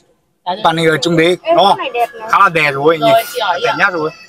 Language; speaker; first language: Vietnamese; native; Vietnamese